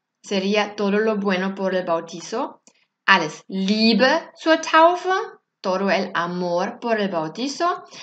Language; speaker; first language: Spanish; non-native, fluent; German